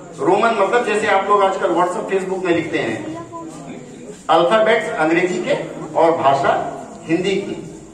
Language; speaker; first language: Hindi; native; Hindi